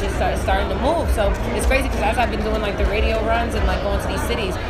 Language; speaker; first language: English; native; English